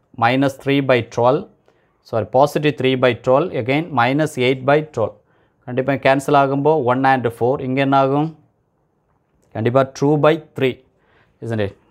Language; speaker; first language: English; non-native, local second language; Tamil